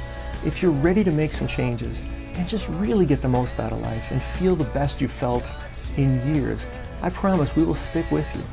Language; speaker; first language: English; native; English